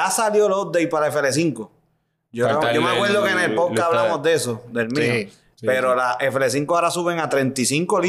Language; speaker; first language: Spanish; native; Spanish